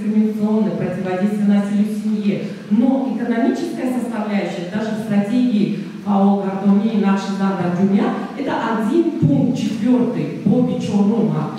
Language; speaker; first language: Russian; non-native, local second language; Tajik